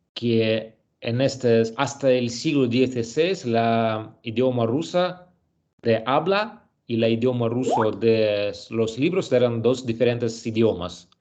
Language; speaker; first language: Spanish; non-native, learner; Russian